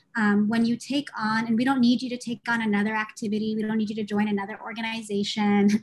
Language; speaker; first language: English; native; English